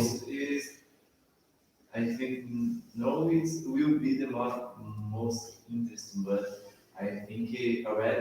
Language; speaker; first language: English; non-native, learner; Portuguese